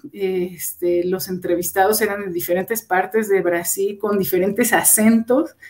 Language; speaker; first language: Spanish; native; Spanish